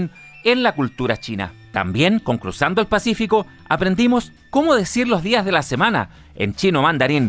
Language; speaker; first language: Spanish; native; Spanish